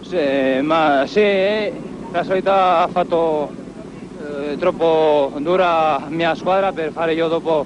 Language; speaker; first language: Italian; non-native, learner; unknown